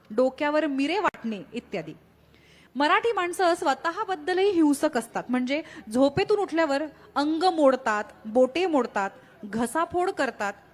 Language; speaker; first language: Marathi; native; Marathi